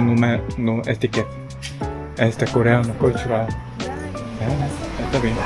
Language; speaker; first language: Spanish; non-native, learner; Korean